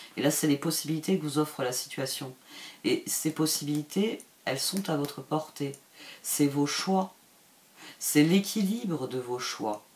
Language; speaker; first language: French; native; French